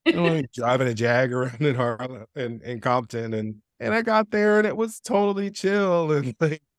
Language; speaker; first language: English; native; English